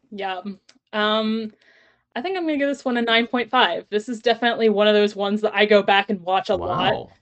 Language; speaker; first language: English; native; English